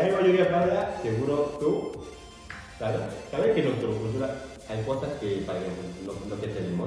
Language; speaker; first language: Spanish; non-native, learner; Fula